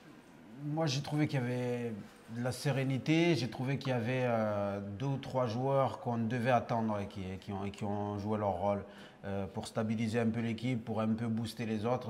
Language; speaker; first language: French; native; French